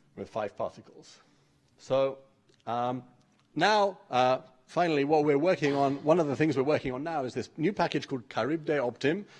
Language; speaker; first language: English; native; English